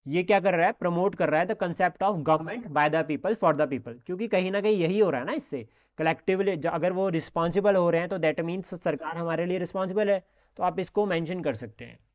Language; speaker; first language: Hindi; native; Hindi